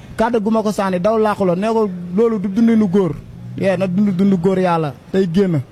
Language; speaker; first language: Wolof; non-native, local second language; Serer